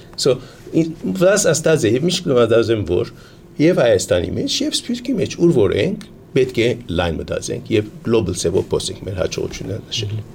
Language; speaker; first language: Armenian; early bilingual, heritage; Armenian